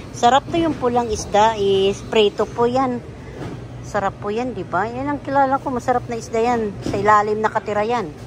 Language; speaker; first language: Filipino; non-native, local second language; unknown